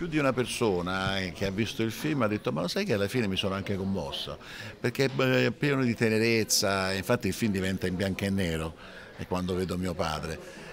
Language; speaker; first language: Italian; native; Italian